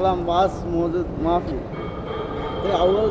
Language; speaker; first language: Arabic; non-native, learner; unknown